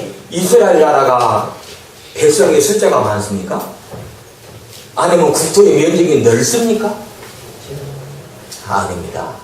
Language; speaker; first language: Korean; native; Korean